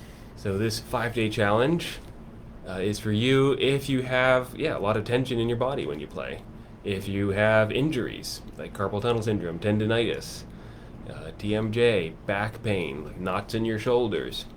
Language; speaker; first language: English; native; English